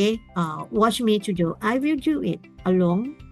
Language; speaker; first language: English; non-native, learner; Thai